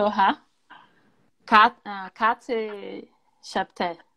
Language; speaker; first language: French; non-native, learner; Portuguese